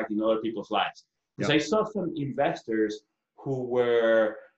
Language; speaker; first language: English; non-native, fluent; Spanish